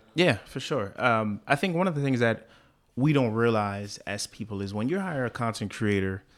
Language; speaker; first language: English; early bilingual, other home language; Haitian Creole